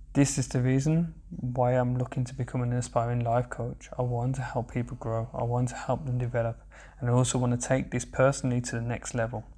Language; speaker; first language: English; native; English